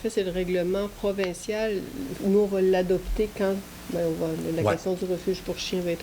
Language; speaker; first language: French; native; French